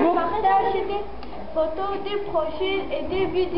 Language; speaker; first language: French; non-native, learner; Arabic